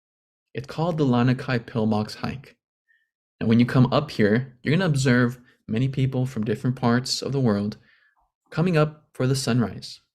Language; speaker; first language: English; native; English